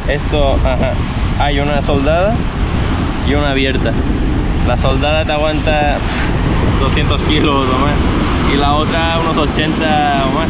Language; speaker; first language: Spanish; native; Spanish